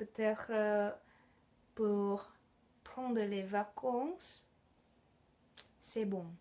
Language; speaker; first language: French; non-native, learner; Indonesian